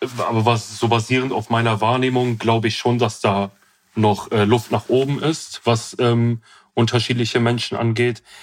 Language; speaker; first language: German; early bilingual, other home language; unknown